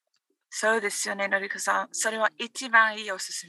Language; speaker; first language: Japanese; non-native, learner; English